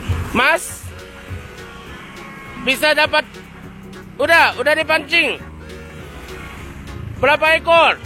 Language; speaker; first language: Indonesian; non-native, learner; Japanese